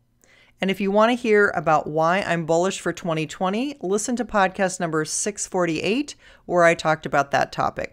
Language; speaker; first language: English; native; English